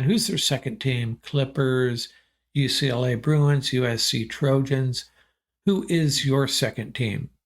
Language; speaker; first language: English; native; English